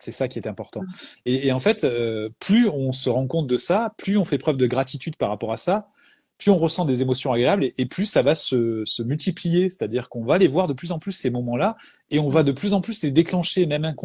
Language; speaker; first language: French; native; French